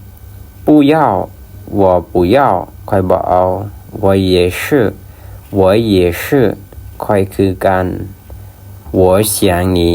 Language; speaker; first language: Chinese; non-native, fluent; Lao